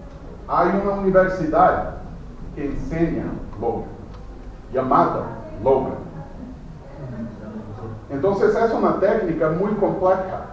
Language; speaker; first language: Spanish; non-native, fluent; Portuguese